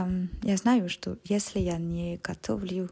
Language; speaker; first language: Russian; non-native, learner; French